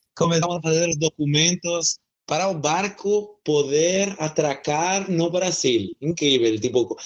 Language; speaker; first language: Portuguese; non-native, learner; Spanish